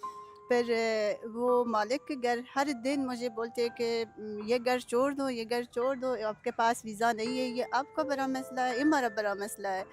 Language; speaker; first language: Hindi; non-native, learner; Persian